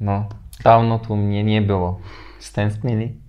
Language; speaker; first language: Polish; non-native, fluent; Turkish